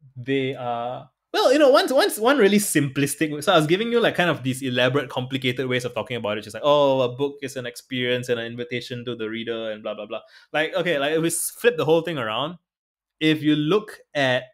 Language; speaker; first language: English; native; English